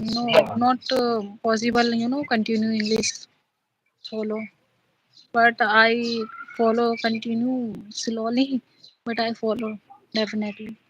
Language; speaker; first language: English; non-native, learner; Hindi